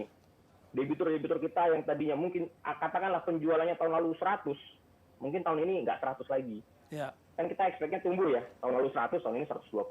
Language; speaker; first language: Indonesian; native; Indonesian